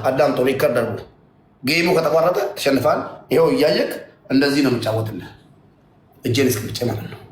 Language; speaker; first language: Amharic; non-native, local second language; Oromo